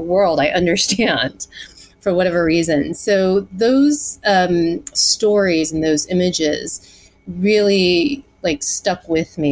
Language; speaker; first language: English; early bilingual, other home language; Chinese